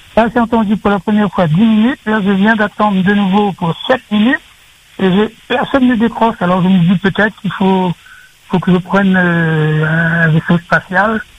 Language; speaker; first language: French; native; French